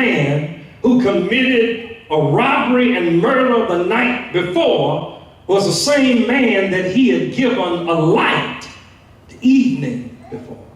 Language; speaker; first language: English; native; English